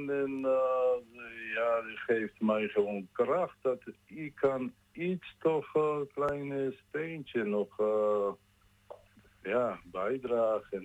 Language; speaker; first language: Dutch; non-native, learner; Georgian